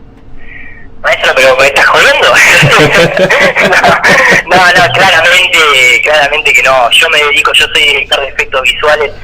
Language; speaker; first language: Spanish; native; Spanish